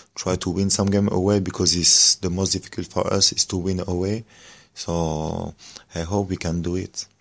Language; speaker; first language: English; non-native, learner; French